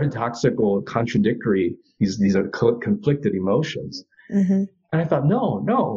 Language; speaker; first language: English; native; English